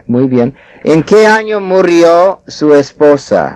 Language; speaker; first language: Spanish; non-native, fluent; English